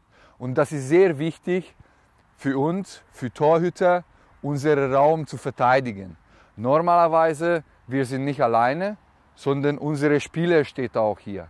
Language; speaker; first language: German; non-native, learner; Hungarian